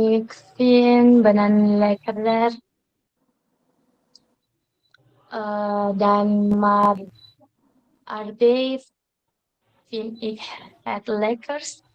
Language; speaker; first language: Dutch; non-native, learner; Indonesian